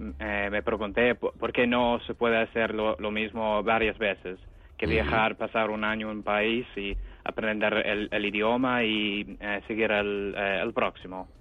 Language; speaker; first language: Spanish; non-native, fluent; English